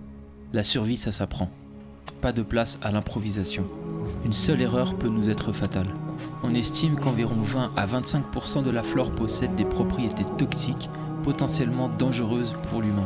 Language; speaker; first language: French; native; French